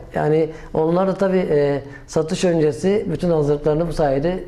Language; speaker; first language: Turkish; native; Turkish